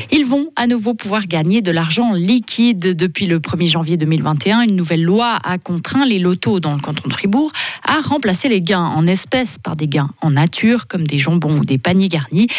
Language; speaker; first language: French; native; French